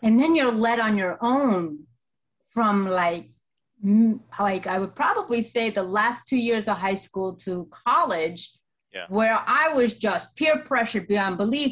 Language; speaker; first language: English; native; English